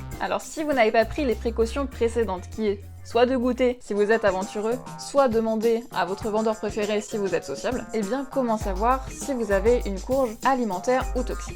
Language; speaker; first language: French; native; French